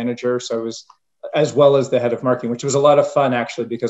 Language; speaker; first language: English; native; English